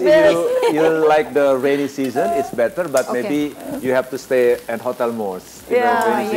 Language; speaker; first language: English; non-native, fluent; Indonesian